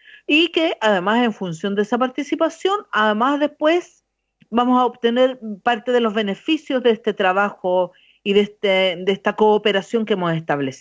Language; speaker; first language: Spanish; native; Spanish